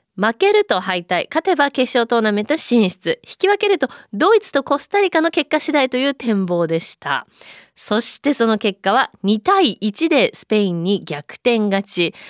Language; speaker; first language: Japanese; native; Japanese